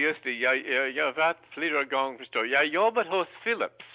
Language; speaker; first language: Swedish; non-native, learner; English